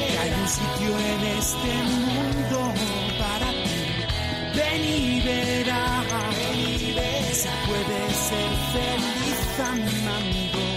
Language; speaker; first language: Spanish; native; Spanish